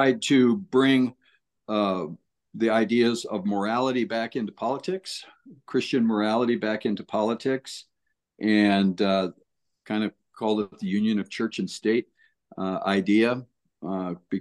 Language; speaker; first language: English; native; English